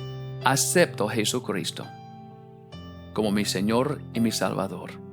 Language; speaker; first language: Spanish; non-native, fluent; English